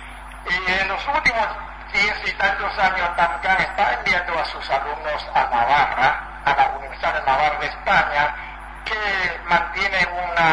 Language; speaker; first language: Spanish; non-native, fluent; Chinese